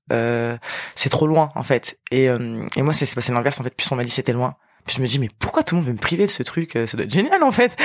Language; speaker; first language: French; early bilingual, other home language; Arabic